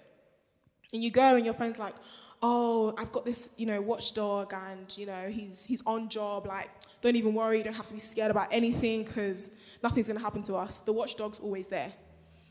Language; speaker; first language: English; native; English